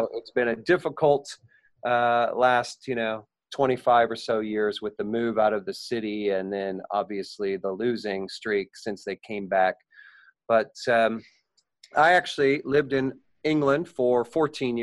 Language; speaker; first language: English; native; English